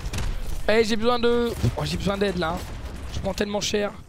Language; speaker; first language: French; native; French